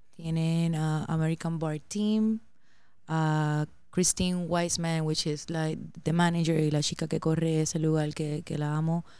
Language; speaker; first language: Spanish; native; Spanish